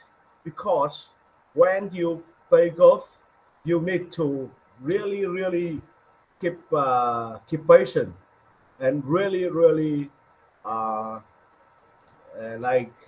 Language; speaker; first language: English; non-native, learner; Vietnamese